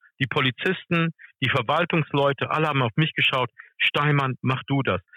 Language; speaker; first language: German; early bilingual, other home language; English